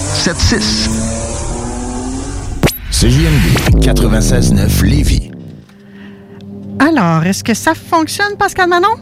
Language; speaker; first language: French; native; French